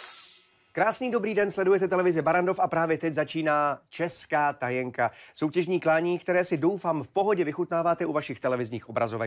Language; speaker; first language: Czech; native; Czech